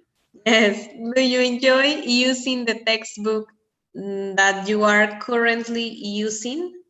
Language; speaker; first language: English; non-native, learner; Spanish